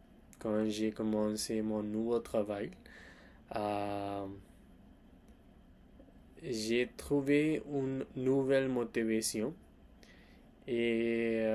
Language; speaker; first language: French; non-native, learner; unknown